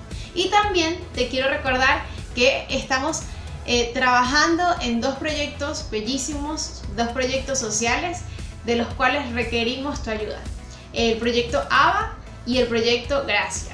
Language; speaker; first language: Spanish; native; Spanish